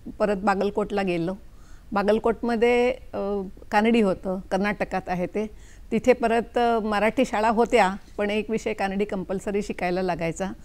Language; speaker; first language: Marathi; non-native, local second language; Kannada